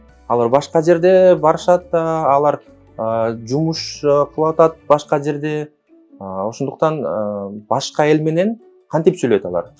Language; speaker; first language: Kyrgyz; non-native, local second language; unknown